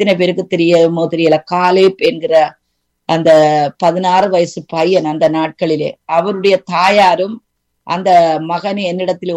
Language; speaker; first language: Tamil; native; Tamil